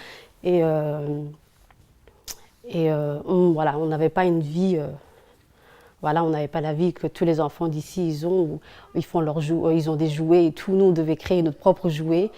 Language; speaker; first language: French; early bilingual, other home language; Somali